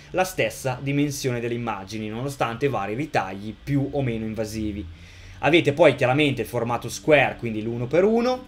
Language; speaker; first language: Italian; native; Italian